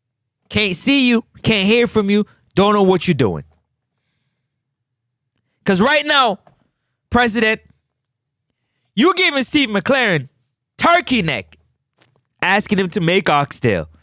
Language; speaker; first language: English; native; English